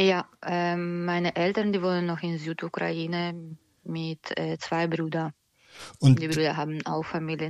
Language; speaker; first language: German; non-native, learner; Ukrainian